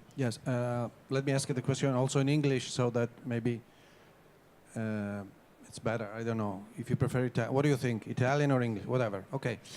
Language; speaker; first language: English; non-native, fluent; Italian